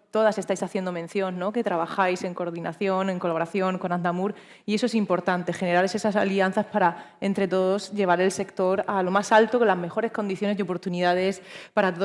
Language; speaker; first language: Spanish; native; Spanish